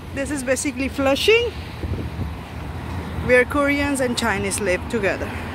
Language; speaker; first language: English; non-native, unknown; Korean